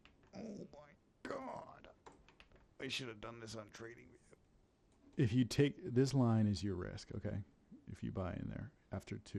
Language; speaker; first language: English; native; English